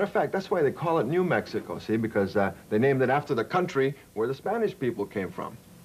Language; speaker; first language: English; early bilingual, other home language; Spanish